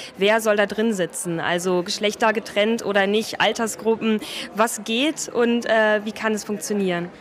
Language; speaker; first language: German; native; German